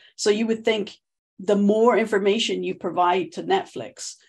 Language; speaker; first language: English; native; English